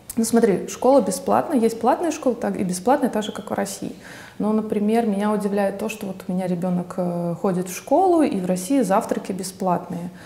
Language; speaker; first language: Russian; native; Russian